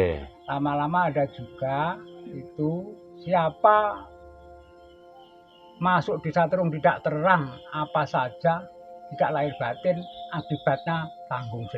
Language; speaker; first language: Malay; non-native, local second language; Javanese